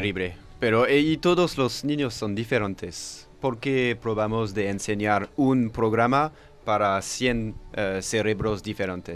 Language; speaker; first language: Spanish; non-native, learner; French